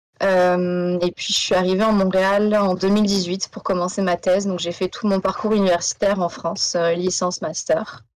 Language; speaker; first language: French; native; French